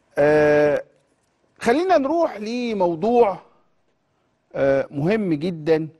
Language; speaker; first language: Egyptian Arabic; native; Egyptian Arabic